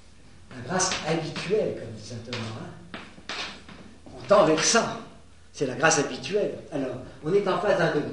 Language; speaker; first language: French; native; French